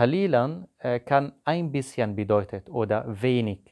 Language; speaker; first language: German; non-native, fluent; Arabic